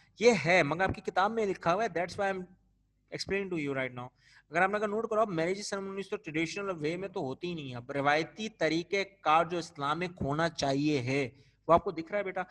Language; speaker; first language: Urdu; native; Urdu